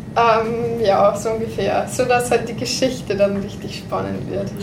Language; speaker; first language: German; native; German